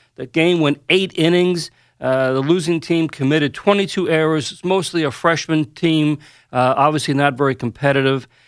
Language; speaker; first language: English; native; English